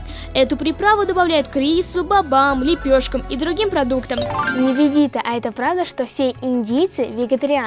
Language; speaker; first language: Russian; native; Russian